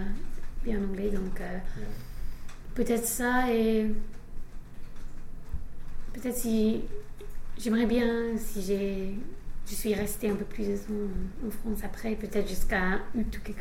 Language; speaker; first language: French; non-native, fluent; English